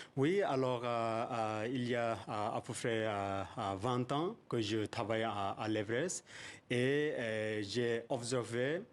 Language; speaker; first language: French; non-native, fluent; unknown